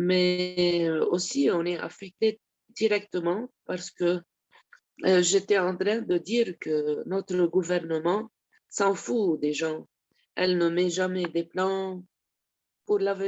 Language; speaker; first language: French; non-native, local second language; Arabic